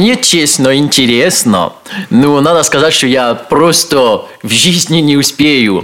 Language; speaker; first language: Russian; non-native, learner; French